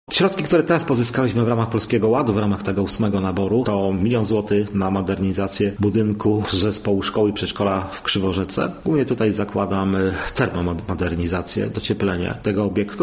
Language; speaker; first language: Polish; native; Polish